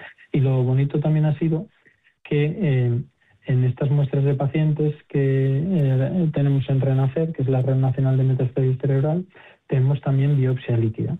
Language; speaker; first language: Spanish; native; Spanish